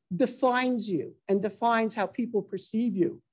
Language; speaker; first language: English; native; English